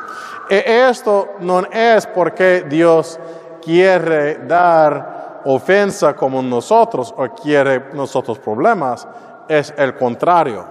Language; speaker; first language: Spanish; non-native, learner; English